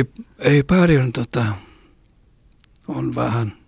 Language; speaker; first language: Finnish; non-native, learner; Korean